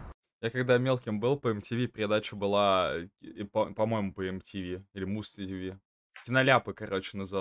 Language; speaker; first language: Russian; native; Russian